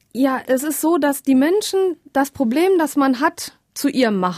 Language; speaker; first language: German; native; German